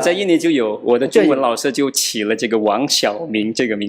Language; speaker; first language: Chinese; non-native, fluent; Madurese